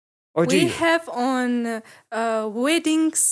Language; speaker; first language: English; non-native, learner; Ingush